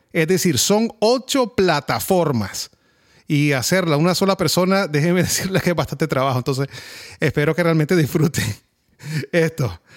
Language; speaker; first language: Spanish; native; Spanish